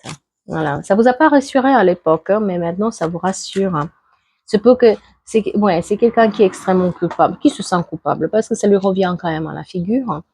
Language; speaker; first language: French; native; French